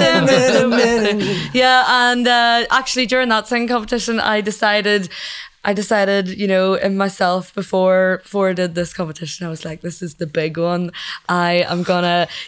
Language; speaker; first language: English; native; English